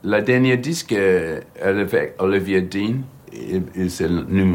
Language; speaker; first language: French; non-native, learner; English